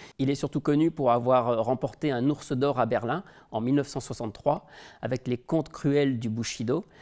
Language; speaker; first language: French; native; French